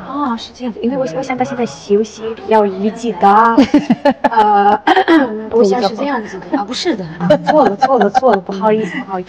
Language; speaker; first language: Chinese; non-native, learner; Ukrainian